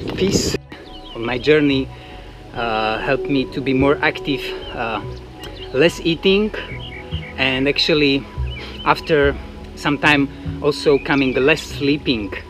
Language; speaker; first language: English; non-native, fluent; Slovak